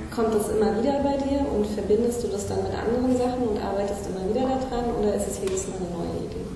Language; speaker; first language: German; native; German